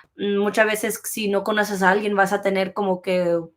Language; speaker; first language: Spanish; early bilingual, heritage; Spanish